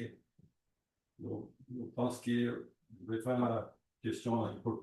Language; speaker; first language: French; non-native, learner; Portuguese